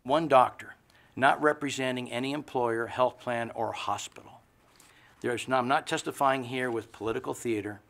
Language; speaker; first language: English; native; English